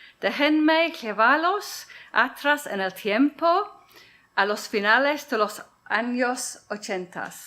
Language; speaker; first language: Spanish; non-native, learner; English